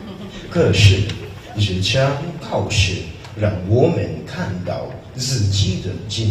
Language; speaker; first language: Chinese; non-native, learner; English